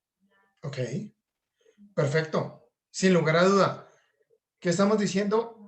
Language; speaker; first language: Spanish; native; Spanish